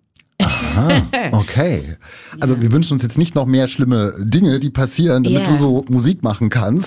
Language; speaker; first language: German; native; German